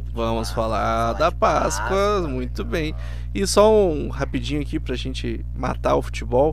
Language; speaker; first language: Portuguese; native; Portuguese